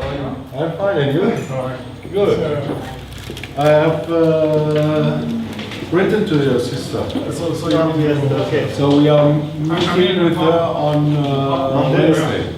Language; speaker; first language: English; non-native, fluent; German